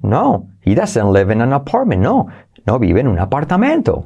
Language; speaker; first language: English; non-native, fluent; Spanish